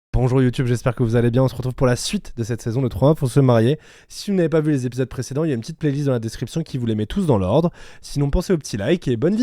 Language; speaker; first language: French; native; French